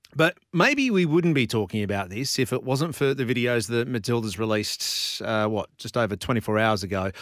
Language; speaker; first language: English; native; English